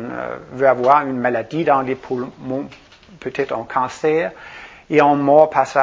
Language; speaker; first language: French; non-native, fluent; Danish